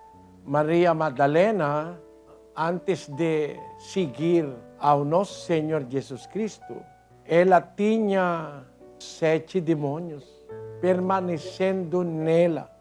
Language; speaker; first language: Portuguese; non-native, learner; Filipino